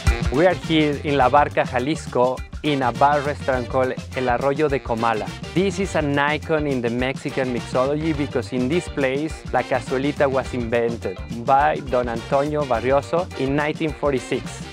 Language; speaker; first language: English; non-native, fluent; Spanish